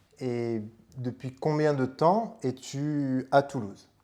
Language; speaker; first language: French; native; French